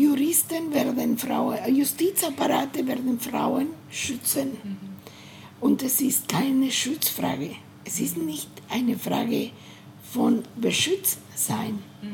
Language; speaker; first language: German; non-native, learner; Spanish